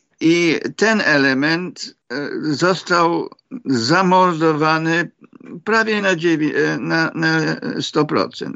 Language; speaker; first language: Polish; non-native, fluent; English